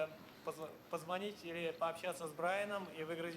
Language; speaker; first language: Russian; native; Russian